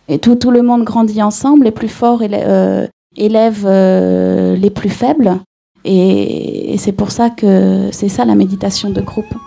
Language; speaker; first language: French; native; French